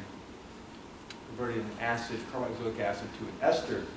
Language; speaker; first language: English; native; English